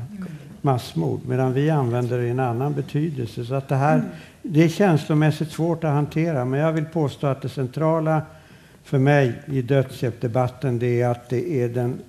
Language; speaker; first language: Swedish; native; Swedish